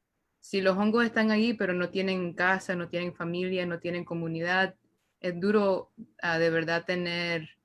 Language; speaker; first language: Spanish; early bilingual, heritage; Spanish